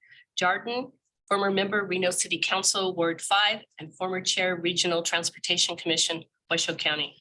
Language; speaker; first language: English; native; English